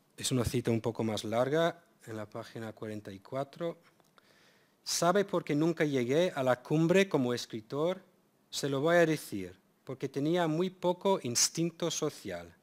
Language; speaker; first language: Spanish; non-native, fluent; English